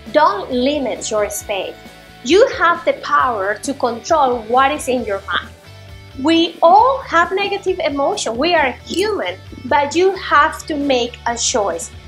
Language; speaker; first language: English; non-native, fluent; Spanish